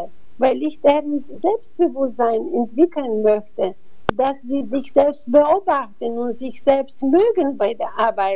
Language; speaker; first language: German; non-native, fluent; Bulgarian